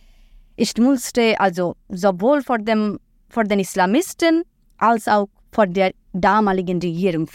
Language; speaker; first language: German; non-native, fluent; Bangla